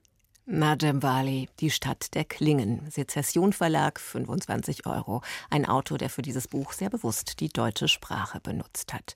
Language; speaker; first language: German; native; German